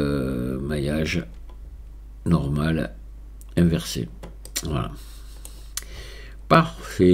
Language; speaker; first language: French; native; French